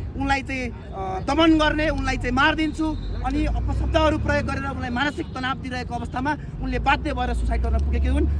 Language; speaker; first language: Nepali; native; Nepali